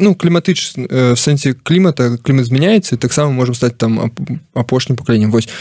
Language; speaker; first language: Belarusian; non-native, local second language; Russian